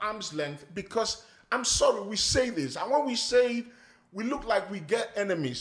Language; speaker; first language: English; non-native, local second language; Ibibio